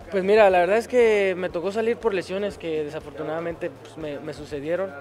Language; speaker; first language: Spanish; native; Spanish